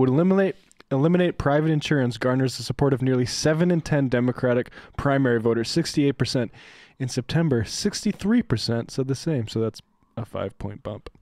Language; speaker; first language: English; native; English